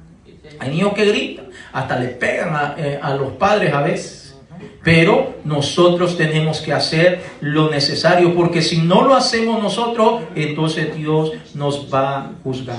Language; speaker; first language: Spanish; native; Spanish